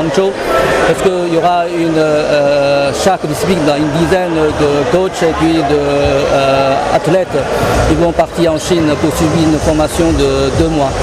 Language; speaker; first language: French; non-native, fluent; Chinese